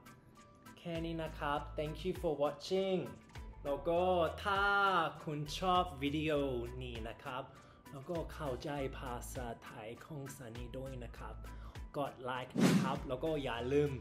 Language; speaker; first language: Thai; non-native, learner; English